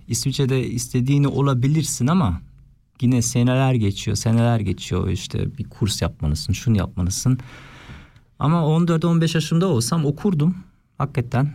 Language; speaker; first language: Turkish; early bilingual, heritage; Turkish